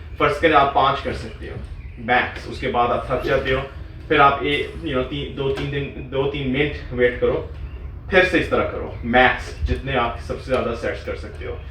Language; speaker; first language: Urdu; native; Urdu